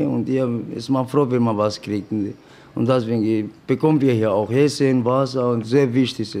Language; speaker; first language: German; non-native, learner; Romanian